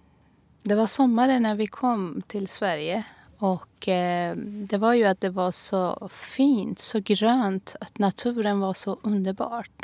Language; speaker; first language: Swedish; non-native, fluent; Persian